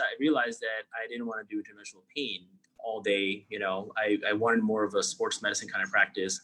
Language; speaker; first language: English; non-native, local second language; Urdu